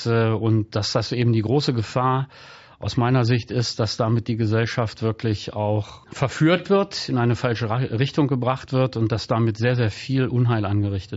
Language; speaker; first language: German; native; German